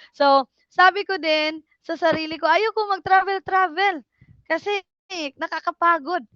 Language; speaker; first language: Filipino; non-native, local second language; Cebuano